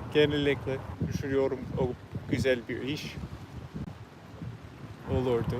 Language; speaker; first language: Turkish; non-native, learner; English